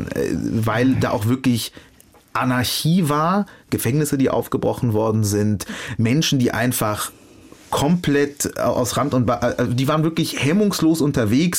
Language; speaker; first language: German; early bilingual, other home language; Arabic